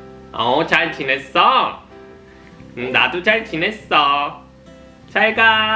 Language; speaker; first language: Korean; native; Korean